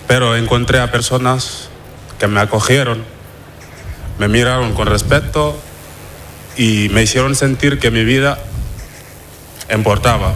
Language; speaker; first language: Spanish; non-native, fluent; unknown